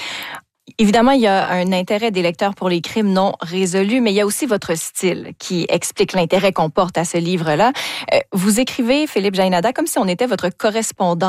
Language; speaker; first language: French; native; French